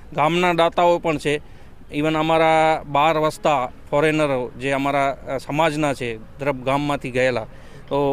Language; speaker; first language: Gujarati; non-native, local second language; Kachhi